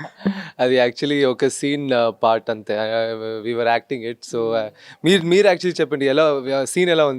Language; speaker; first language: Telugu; non-native, fluent; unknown